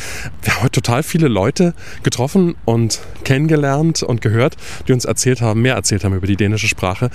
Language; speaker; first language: German; native; German